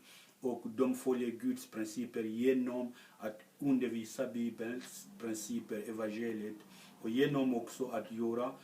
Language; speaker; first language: Swedish; non-native, fluent; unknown